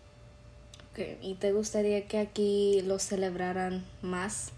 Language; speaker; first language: Spanish; early bilingual, heritage; Spanish